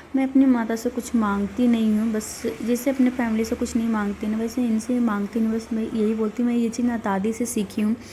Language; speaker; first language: Hindi; native; Hindi